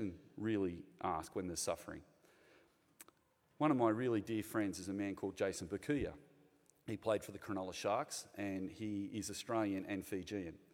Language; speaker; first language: English; native; English